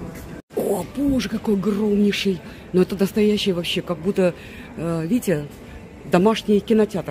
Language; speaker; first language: Russian; native; Russian